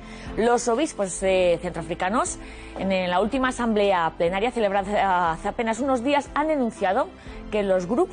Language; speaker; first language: Spanish; native; Spanish